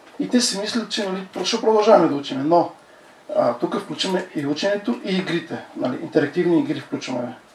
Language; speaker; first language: Bulgarian; non-native, local second language; Romany